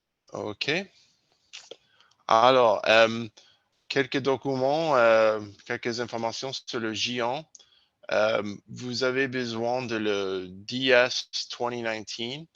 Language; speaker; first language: French; non-native, learner; English